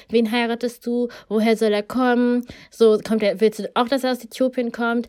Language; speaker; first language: German; early bilingual, other home language; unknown